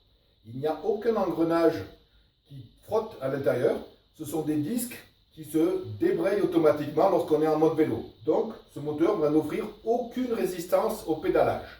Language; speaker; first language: French; native; French